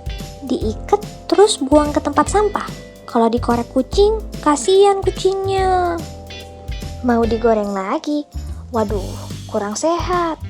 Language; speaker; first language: Indonesian; native; Indonesian